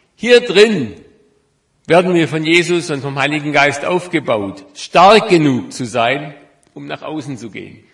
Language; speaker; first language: German; native; German